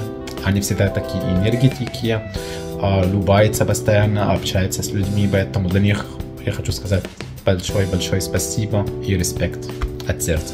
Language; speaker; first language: Russian; non-native, learner; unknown